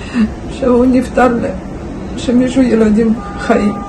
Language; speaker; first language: Hebrew; non-native, learner; Russian